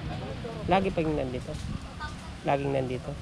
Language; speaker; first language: Filipino; native; Filipino